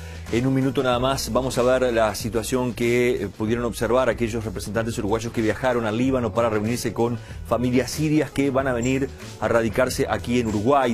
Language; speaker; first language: Spanish; native; Spanish